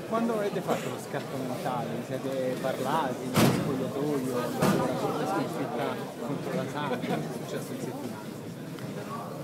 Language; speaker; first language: Italian; native; Italian